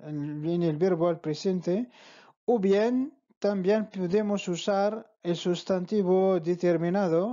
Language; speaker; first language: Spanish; non-native, fluent; Arabic